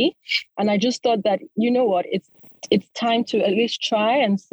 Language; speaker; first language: English; non-native, local second language; Yoruba